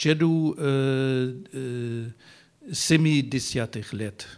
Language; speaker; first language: Czech; non-native, learner; Dutch